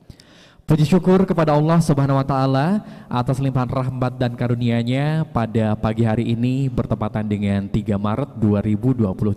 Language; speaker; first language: Indonesian; native; Indonesian